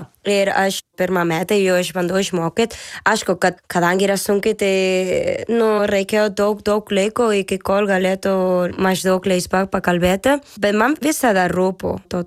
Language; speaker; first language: Lithuanian; non-native, learner; Spanish